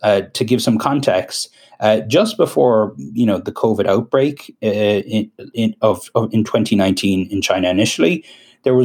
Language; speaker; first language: English; native; English